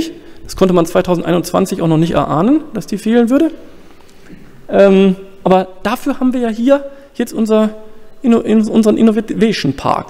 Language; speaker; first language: German; native; German